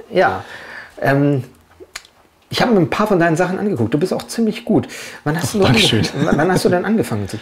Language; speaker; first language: German; native; German